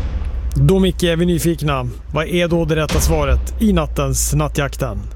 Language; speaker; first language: Swedish; native; Swedish